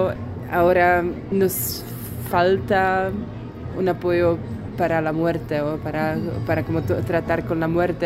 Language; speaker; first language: Spanish; non-native, fluent; Czech